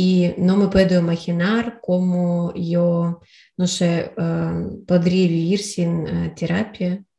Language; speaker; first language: Spanish; non-native, learner; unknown